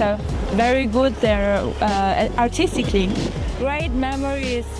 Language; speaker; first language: English; non-native, fluent; German